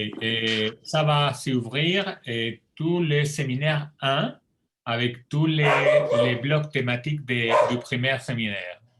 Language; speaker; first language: French; non-native, fluent; Spanish